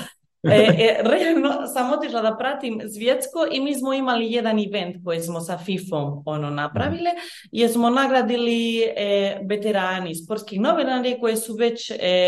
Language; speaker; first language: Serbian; early bilingual, heritage; Bosnian